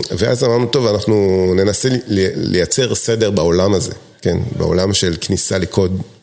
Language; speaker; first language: Hebrew; non-native, fluent; French